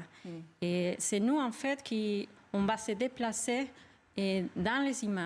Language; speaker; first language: French; non-native, fluent; Spanish